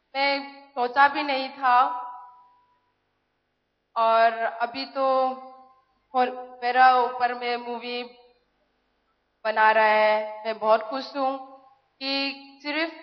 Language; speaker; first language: Hindi; non-native, local second language; Manipuri